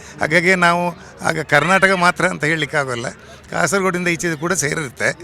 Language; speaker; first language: Kannada; non-native, local second language; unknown